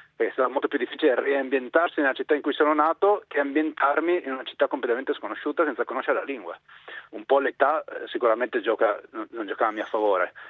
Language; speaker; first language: Italian; native; Italian